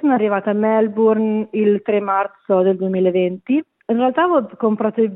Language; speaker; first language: Italian; native; Italian